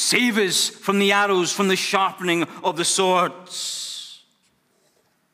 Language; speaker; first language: English; native; English